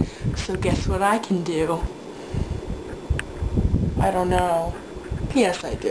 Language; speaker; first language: English; native; English